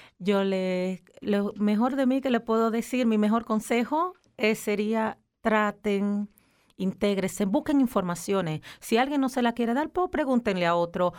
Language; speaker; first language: Spanish; native; Spanish